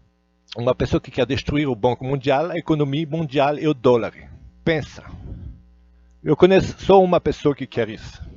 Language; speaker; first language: Portuguese; non-native, fluent; Russian